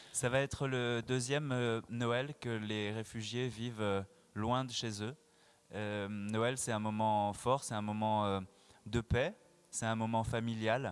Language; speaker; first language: French; native; French